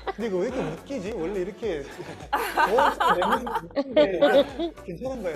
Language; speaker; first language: Korean; native; Korean